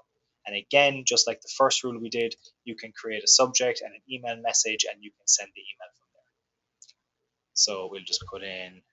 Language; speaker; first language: English; native; English